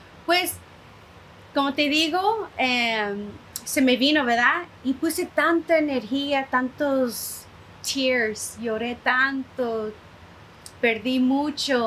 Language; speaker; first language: Spanish; early bilingual, heritage; Spanish